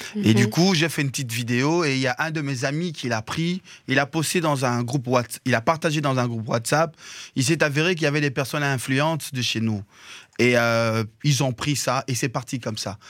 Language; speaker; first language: French; non-native, local second language; Lingala